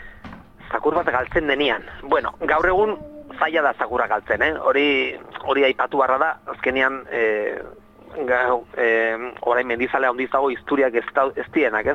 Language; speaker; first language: Basque; native; Basque